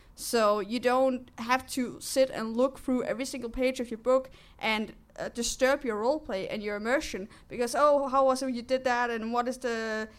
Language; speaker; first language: English; non-native, fluent; Danish